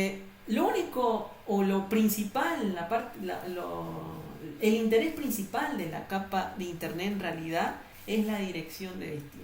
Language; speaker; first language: Spanish; native; Spanish